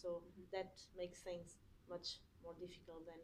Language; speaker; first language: English; non-native, fluent; Portuguese